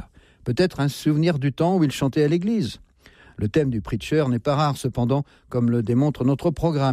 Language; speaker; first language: French; native; French